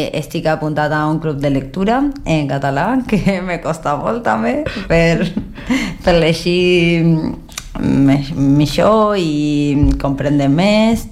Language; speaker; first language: Catalan; non-native, learner; Spanish